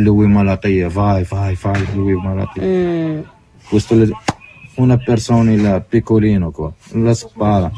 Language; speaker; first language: Italian; non-native, learner; Arabic